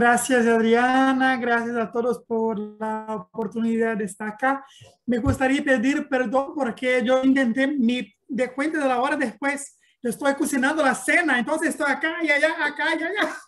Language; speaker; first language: Spanish; non-native, learner; Portuguese